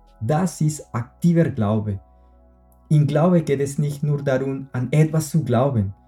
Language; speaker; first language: German; non-native, fluent; Spanish